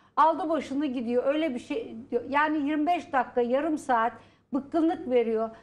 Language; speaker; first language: Turkish; native; Turkish